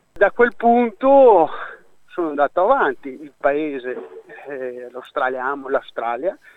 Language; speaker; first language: Italian; early bilingual, heritage; Venetian